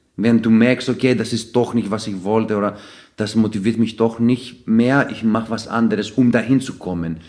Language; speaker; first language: German; non-native, fluent; Greek